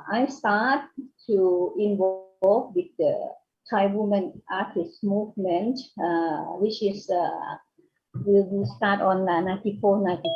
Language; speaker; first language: English; non-native, fluent; Thai